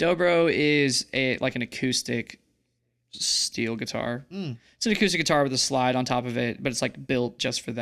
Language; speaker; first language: English; native; English